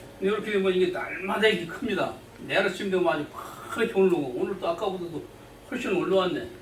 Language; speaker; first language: Korean; native; Korean